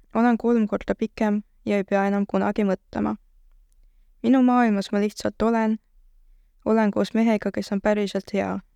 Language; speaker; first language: Estonian; native; Estonian